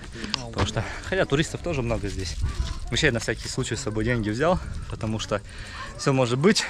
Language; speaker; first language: Russian; native; Russian